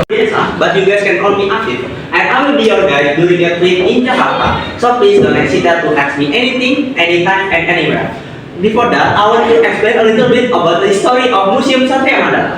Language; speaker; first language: English; non-native, learner; Indonesian